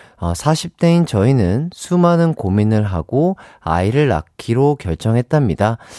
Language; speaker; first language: Korean; native; Korean